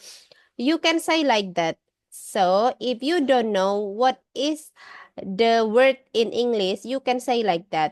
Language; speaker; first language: English; non-native, learner; Indonesian